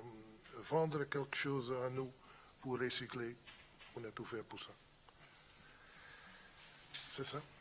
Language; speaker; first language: French; non-native, fluent; Dutch